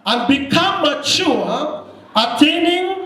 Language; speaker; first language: English; non-native, local second language; Swahili